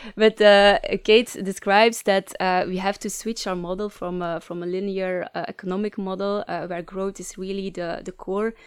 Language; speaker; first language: English; non-native, fluent; Dutch